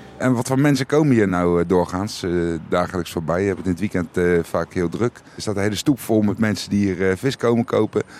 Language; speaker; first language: Dutch; native; Dutch